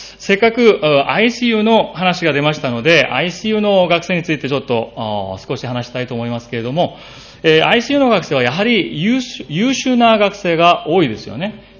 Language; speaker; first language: Japanese; non-native, fluent; Korean